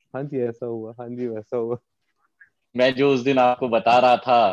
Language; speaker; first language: Hindi; native; Hindi